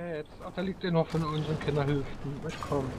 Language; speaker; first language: German; native; German